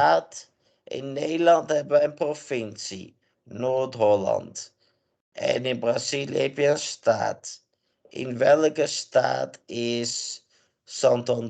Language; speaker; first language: Dutch; non-native, fluent; English